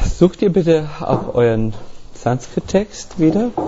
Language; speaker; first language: German; native; German